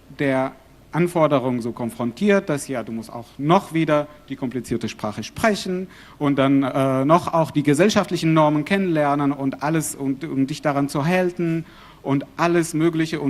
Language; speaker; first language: German; non-native, fluent; Arabic